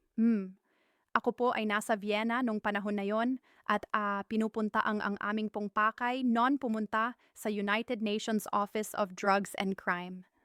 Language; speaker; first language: Filipino; native; Filipino